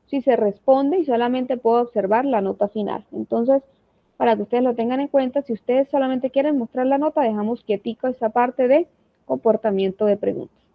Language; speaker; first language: Spanish; native; Spanish